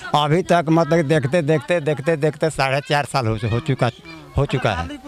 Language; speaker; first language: Hindi; native; Hindi